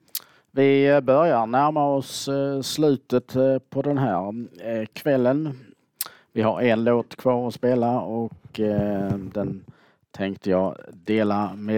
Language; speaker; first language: Swedish; native; Swedish